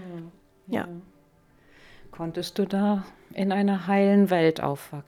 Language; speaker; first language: German; native; German